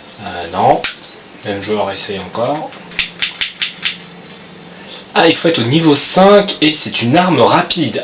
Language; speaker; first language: French; native; French